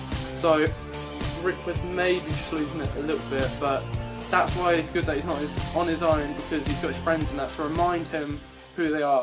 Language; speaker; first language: English; native; English